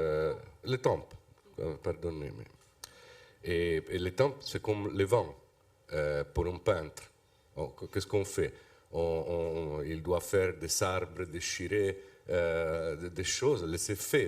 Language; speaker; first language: French; non-native, fluent; Italian